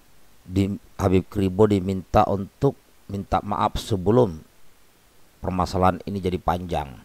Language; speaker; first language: Indonesian; native; Indonesian